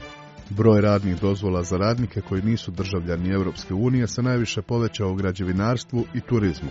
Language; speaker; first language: Croatian; native; Croatian